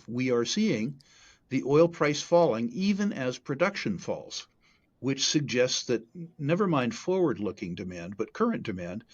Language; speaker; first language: English; native; English